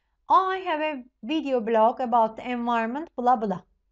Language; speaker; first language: English; non-native, fluent; Turkish